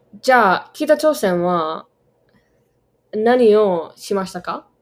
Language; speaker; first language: Japanese; non-native, learner; English